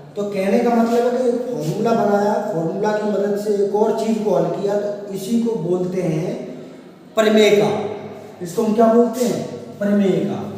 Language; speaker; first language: Hindi; native; Hindi